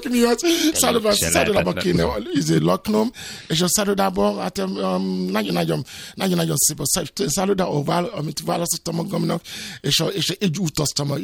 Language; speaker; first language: Hungarian; non-native, fluent; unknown